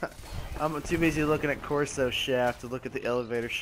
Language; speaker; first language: English; native; English